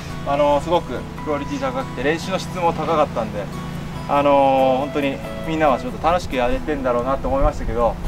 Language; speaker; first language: Japanese; native; Japanese